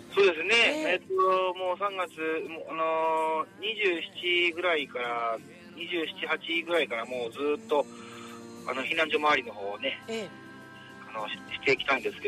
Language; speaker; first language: Japanese; native; Japanese